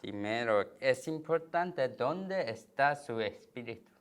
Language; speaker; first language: Spanish; non-native, learner; Korean